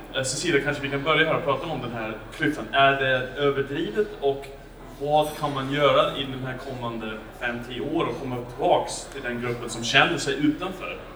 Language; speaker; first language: Swedish; non-native, fluent; English